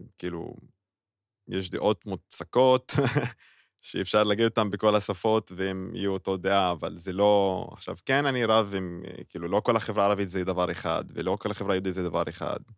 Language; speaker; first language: Hebrew; non-native, local second language; Arabic